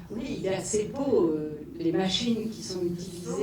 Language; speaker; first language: French; native; French